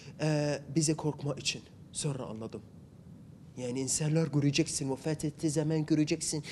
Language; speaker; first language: Turkish; non-native, learner; Arabic